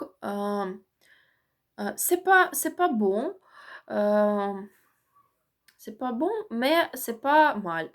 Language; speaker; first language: French; non-native, learner; Ukrainian